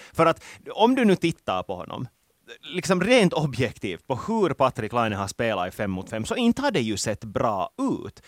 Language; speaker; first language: Swedish; native; Swedish